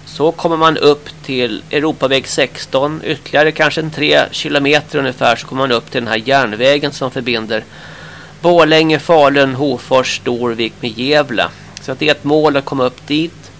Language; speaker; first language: Swedish; native; Swedish